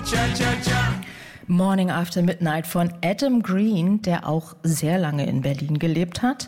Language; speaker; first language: German; native; German